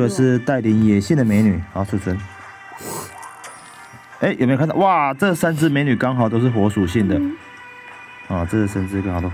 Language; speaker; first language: Chinese; native; Chinese